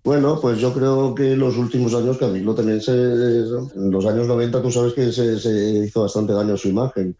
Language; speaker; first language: Spanish; native; Spanish